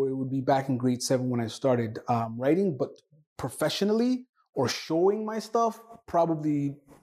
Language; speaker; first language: English; non-native, fluent; Somali